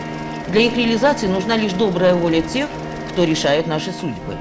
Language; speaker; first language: Russian; native; Russian